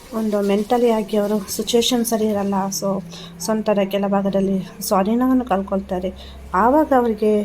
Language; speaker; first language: Kannada; native; Kannada